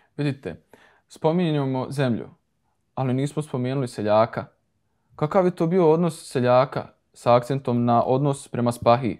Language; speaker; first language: Croatian; native; Croatian